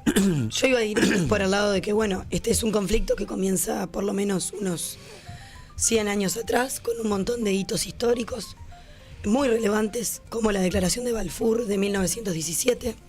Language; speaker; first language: Spanish; native; Spanish